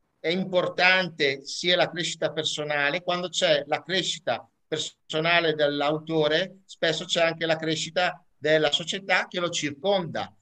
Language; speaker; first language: Italian; native; Italian